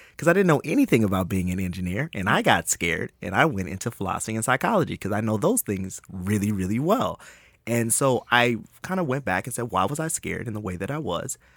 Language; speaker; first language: English; native; English